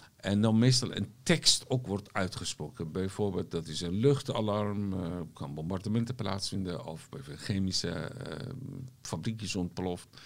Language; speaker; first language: Dutch; non-native, fluent; Persian